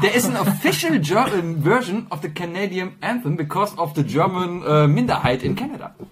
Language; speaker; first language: English; non-native, fluent; German